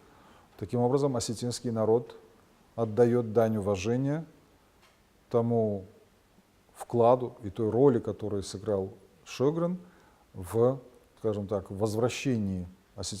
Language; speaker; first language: Russian; non-native, local second language; Ossetic